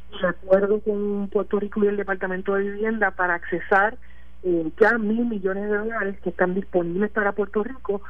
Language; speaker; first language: Spanish; native; Spanish